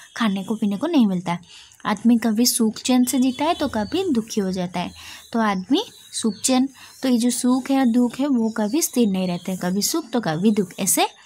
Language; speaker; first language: Hindi; non-native, local second language; Odia